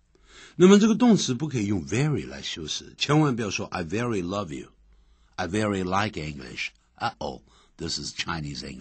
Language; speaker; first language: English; non-native, fluent; Chinese